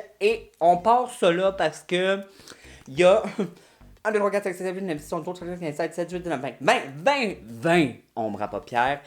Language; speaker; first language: French; native; French